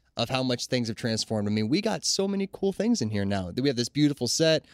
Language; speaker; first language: English; native; English